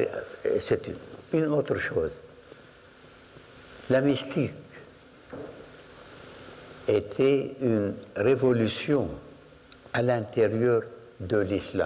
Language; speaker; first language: French; non-native, fluent; Arabic